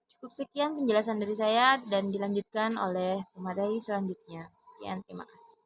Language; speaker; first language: Indonesian; non-native, local second language; Madurese